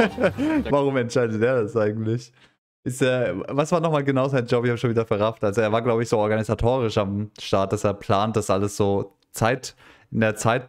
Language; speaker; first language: German; native; German